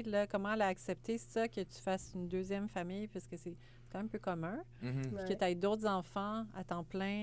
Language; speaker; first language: French; native; French